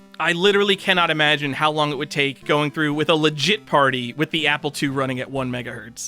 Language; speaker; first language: English; native; English